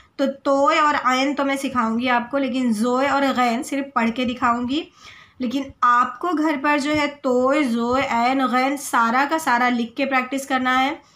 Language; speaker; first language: Hindi; native; Hindi